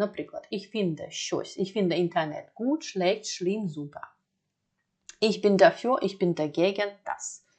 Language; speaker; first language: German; non-native, fluent; Ukrainian